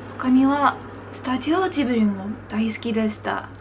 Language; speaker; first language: Japanese; non-native, learner; Dutch